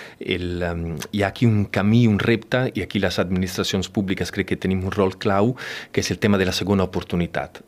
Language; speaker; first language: Catalan; non-native, fluent; Italian